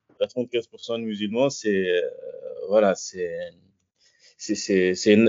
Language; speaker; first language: French; non-native, local second language; Wolof